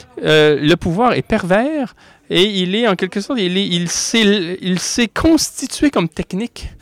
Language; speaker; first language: French; native; French